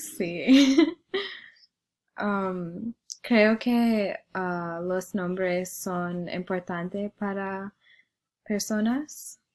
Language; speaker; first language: Spanish; non-native, learner; English